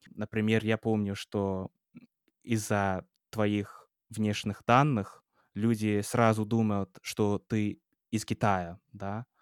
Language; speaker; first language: Russian; non-native, fluent; English